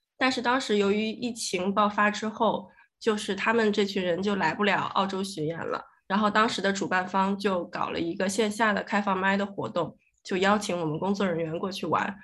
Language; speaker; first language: Chinese; native; Chinese